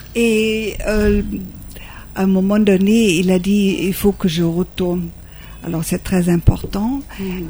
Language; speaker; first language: French; non-native, fluent; German